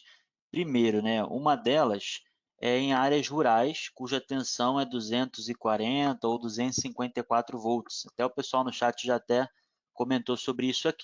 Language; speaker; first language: Portuguese; native; Portuguese